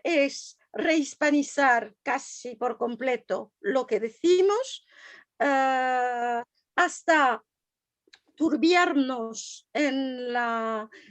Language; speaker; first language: Spanish; non-native, fluent; French